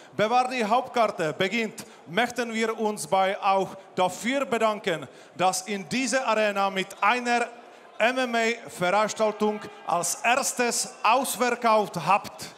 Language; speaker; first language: German; non-native, learner; Czech